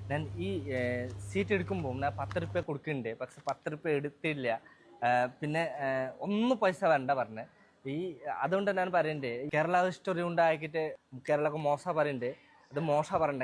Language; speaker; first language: Malayalam; non-native, local second language; Hindi